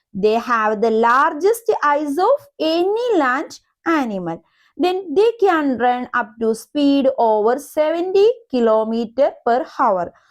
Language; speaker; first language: English; non-native, local second language; Malayalam